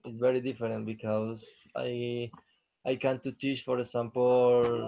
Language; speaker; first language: English; non-native, learner; Spanish